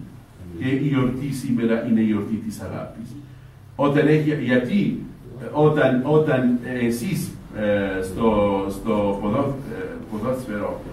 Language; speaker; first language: Greek; non-native, fluent; Arabic